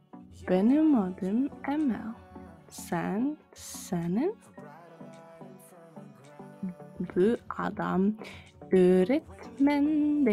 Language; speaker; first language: Turkish; non-native, learner; English